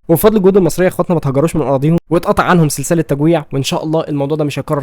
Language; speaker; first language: Arabic; native; Arabic